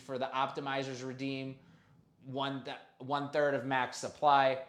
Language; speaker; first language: English; native; English